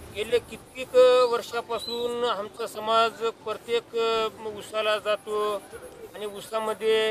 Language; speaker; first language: Marathi; non-native, local second language; Lambadi